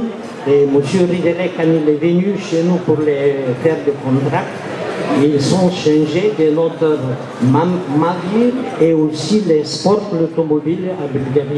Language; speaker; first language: French; non-native, learner; Bulgarian